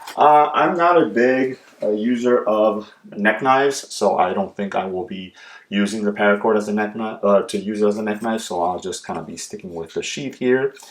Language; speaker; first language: English; native; English